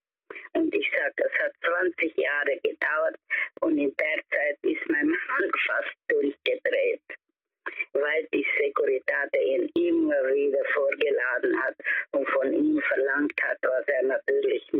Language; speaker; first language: German; early bilingual, heritage; German